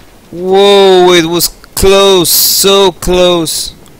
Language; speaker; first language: English; non-native, learner; French